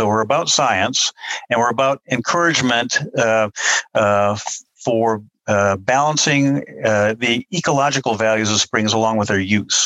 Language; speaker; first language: English; native; English